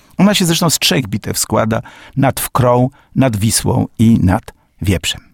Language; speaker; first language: Polish; native; Polish